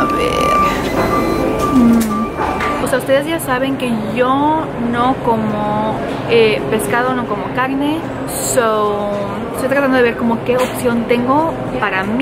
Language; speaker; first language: Spanish; early bilingual, other home language; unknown